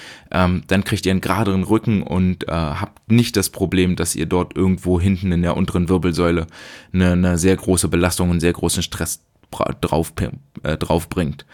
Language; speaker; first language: German; native; German